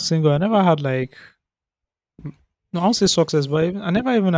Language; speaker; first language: English; non-native, local second language; Yoruba